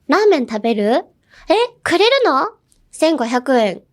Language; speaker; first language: Japanese; non-native, fluent; English